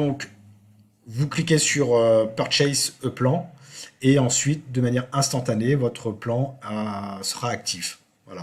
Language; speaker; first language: French; native; French